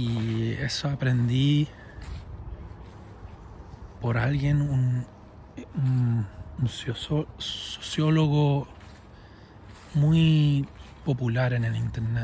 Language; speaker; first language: Spanish; early bilingual, heritage; English